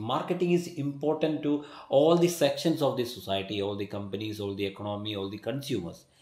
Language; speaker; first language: English; non-native, local second language; Malayalam